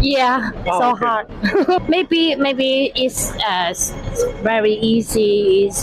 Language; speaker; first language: English; non-native, learner; Cantonese